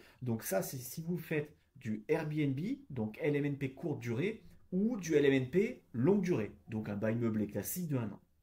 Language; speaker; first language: French; native; French